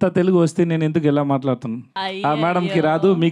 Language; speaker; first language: Telugu; non-native, learner; Tamil